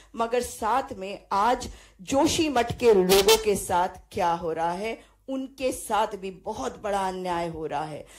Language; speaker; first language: Hindi; native; Hindi